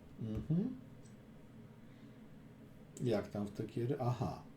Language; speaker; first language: Polish; native; Polish